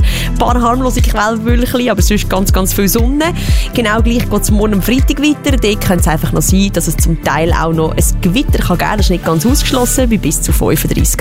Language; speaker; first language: German; native; German